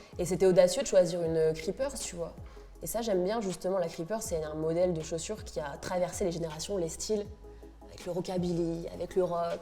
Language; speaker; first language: French; native; French